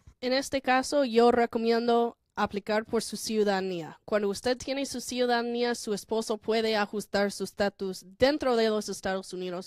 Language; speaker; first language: Spanish; non-native, fluent; English